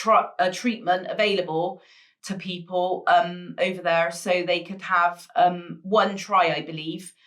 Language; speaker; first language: English; native; English